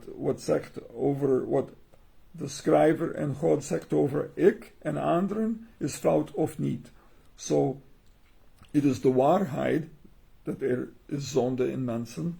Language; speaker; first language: Dutch; non-native, learner; English